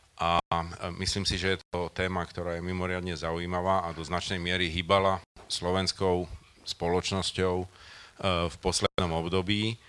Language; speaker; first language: Slovak; native; Slovak